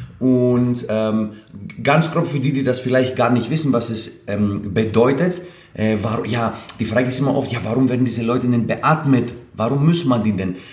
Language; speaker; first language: German; non-native, fluent; Greek